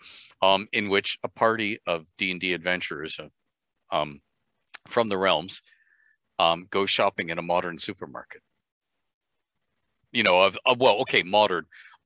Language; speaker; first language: English; native; English